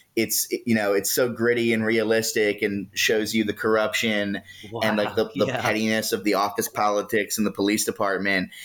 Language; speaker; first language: English; native; English